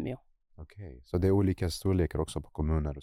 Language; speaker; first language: Swedish; non-native, fluent; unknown